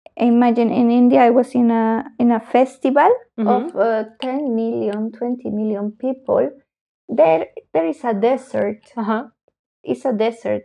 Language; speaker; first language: English; non-native, learner; Spanish